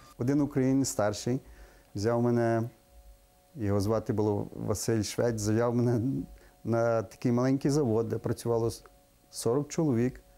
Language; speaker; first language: Ukrainian; native; Ukrainian